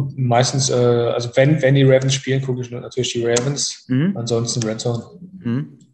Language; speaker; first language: German; native; German